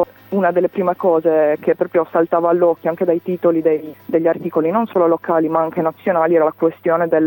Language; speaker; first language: Italian; native; Italian